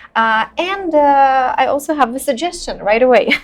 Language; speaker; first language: English; non-native, fluent; Russian